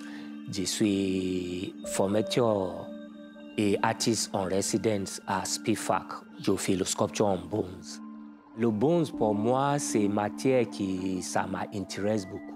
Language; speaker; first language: French; non-native, learner; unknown